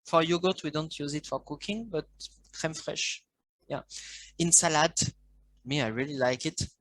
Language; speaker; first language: English; non-native, learner; French